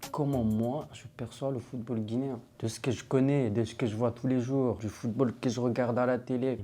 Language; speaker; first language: French; non-native, local second language; Fula